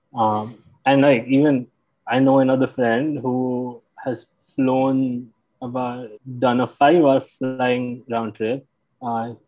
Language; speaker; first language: English; non-native, local second language; Hindi